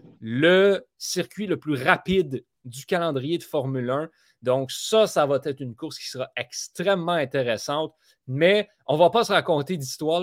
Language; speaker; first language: French; native; French